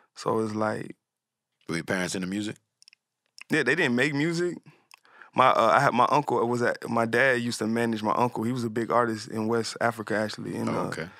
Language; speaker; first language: English; native; English